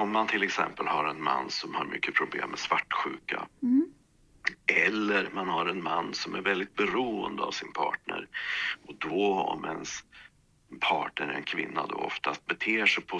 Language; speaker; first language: Swedish; native; Swedish